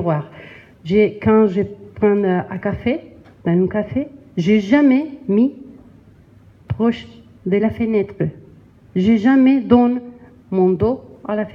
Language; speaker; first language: French; non-native, learner; Spanish